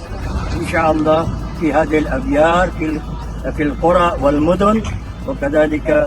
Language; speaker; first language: Arabic; non-native, fluent; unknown